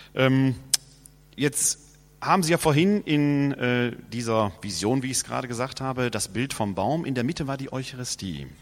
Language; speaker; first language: German; native; German